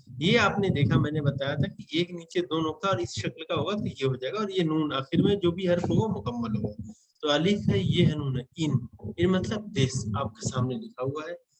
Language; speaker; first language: Hindi; native; Hindi